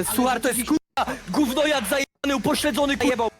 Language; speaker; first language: Polish; native; Polish